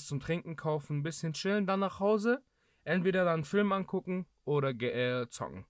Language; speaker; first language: German; early bilingual, other home language; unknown